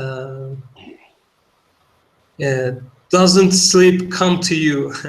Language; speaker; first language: English; non-native, learner; Turkish